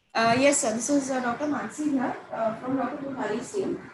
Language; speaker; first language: English; non-native, local second language; Marathi